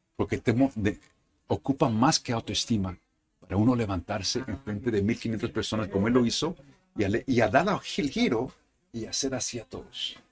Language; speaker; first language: Spanish; early bilingual, heritage; Spanish